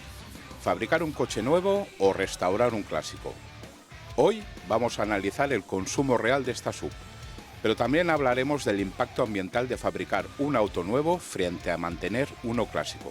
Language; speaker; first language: Spanish; native; Spanish